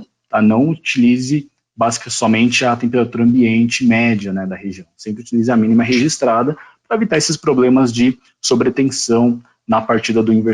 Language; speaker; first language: Portuguese; native; Portuguese